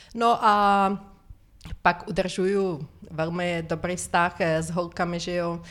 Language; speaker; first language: Czech; non-native, fluent; Ukrainian